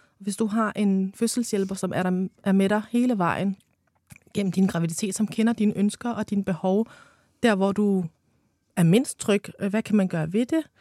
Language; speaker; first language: Danish; early bilingual, other home language; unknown